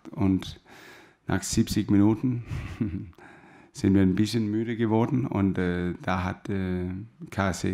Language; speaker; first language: German; non-native, fluent; Danish